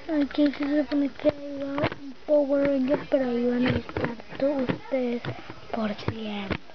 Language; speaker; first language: Spanish; native; Spanish